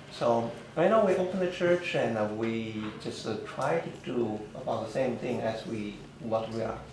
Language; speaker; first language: English; non-native, learner; Chinese